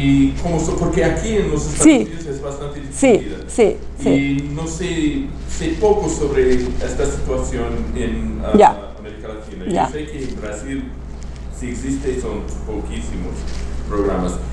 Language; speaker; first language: Spanish; non-native, fluent; Portuguese